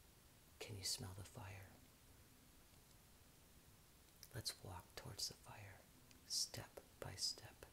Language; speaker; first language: English; native; English